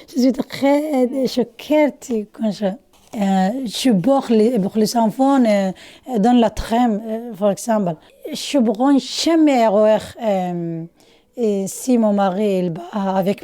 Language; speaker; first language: French; non-native, learner; Somali